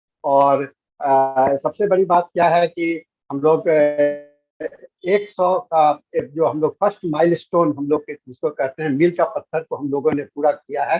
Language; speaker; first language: Hindi; native; Hindi